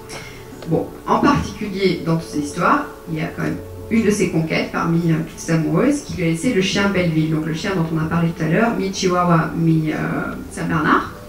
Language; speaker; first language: French; native; French